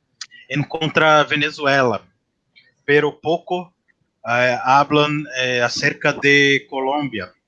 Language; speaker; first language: Spanish; non-native, learner; Portuguese